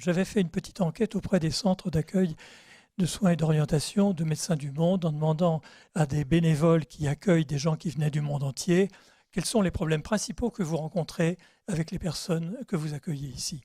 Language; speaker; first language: French; native; French